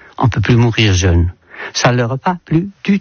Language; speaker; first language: French; non-native, fluent; Dutch